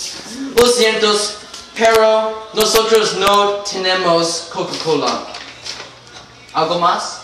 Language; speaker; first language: Spanish; non-native, learner; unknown